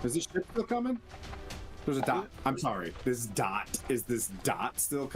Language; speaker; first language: English; native; English